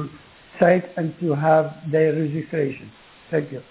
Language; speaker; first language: English; non-native, learner; Arabic